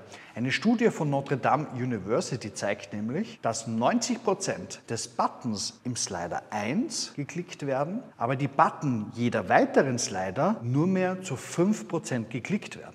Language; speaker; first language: German; native; German